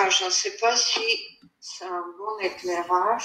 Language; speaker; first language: French; non-native, fluent; Armenian